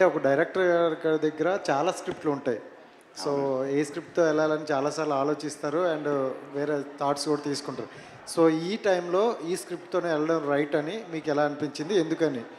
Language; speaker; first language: Telugu; native; Telugu